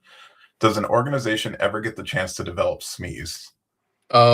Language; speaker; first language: English; native; English